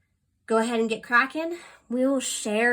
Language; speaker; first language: English; native; English